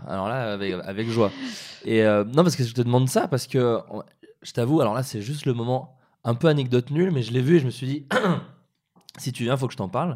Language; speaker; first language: French; native; French